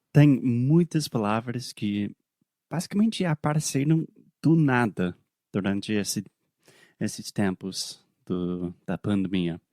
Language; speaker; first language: Portuguese; non-native, fluent; English